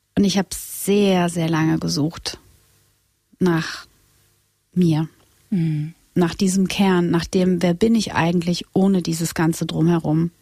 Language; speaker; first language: German; early bilingual, other home language; Croatian